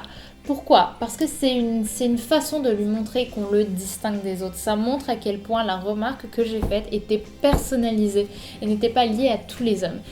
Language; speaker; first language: French; native; French